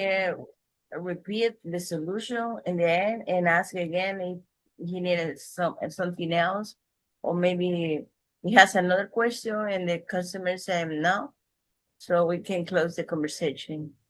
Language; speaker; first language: English; non-native, learner; Spanish